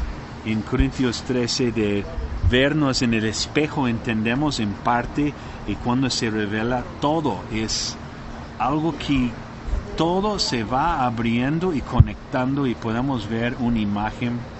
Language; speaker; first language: Spanish; non-native, learner; English